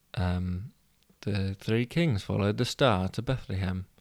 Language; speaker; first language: English; native; English